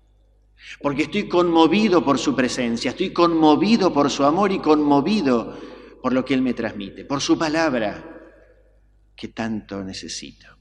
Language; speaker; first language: Spanish; native; Spanish